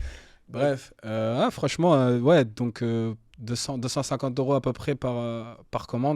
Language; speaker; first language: French; native; French